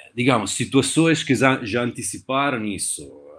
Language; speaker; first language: Portuguese; non-native, fluent; Italian